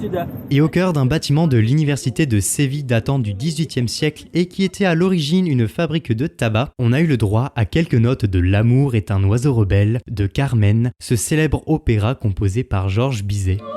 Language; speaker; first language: French; native; French